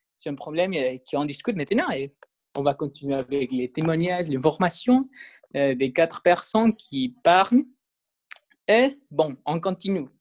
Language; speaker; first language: French; non-native, learner; Spanish